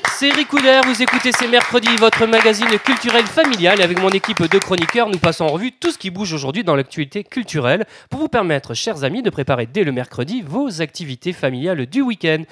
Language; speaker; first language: French; native; French